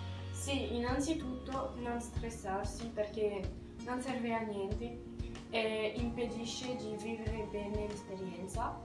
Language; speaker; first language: Italian; non-native, fluent; French